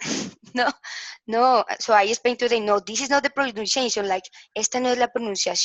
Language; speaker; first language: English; non-native, learner; Spanish